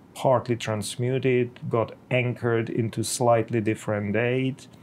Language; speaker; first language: English; non-native, fluent; Czech